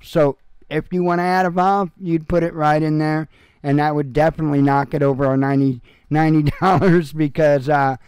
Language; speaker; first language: English; native; English